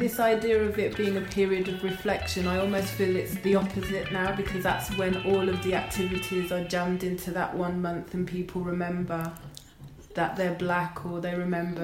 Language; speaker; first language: English; native; English